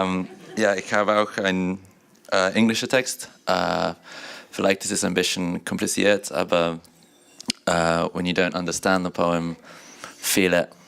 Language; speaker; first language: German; non-native, learner; English